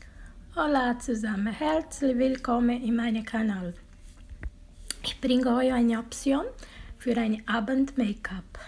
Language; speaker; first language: German; non-native, learner; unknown